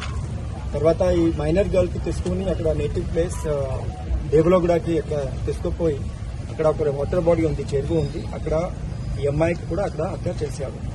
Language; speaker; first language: Telugu; non-native, local second language; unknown